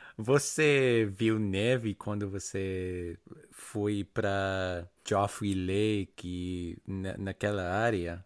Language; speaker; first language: Portuguese; non-native, fluent; English